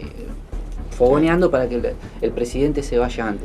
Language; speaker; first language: Spanish; native; Spanish